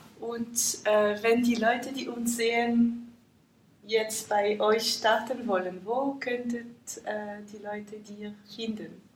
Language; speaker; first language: German; non-native, fluent; French